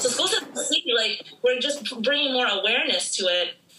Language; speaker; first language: English; early bilingual, other home language; Spanish